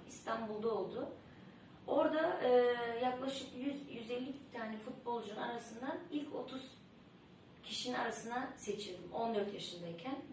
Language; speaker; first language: Turkish; early bilingual, heritage; Turkish